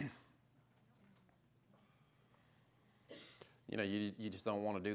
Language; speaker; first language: English; native; English